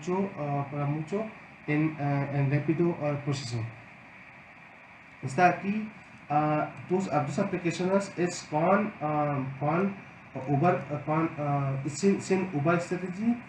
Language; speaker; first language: Spanish; non-native, learner; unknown